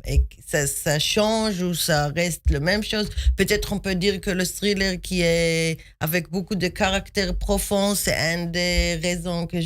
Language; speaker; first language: French; non-native, fluent; Hebrew